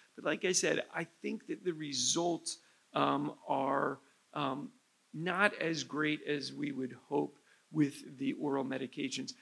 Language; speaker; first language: English; native; English